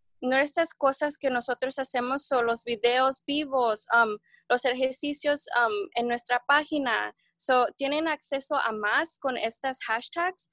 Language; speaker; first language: Spanish; early bilingual, heritage; Spanish